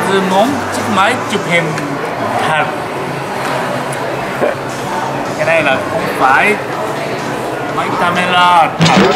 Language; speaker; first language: Vietnamese; non-native, learner; Japanese